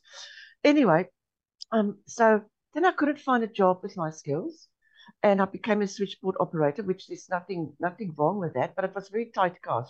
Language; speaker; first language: English; non-native, local second language; Afrikaans